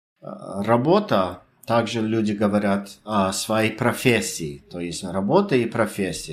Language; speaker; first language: Russian; non-native, fluent; English